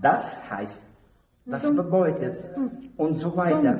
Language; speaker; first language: German; non-native, learner; French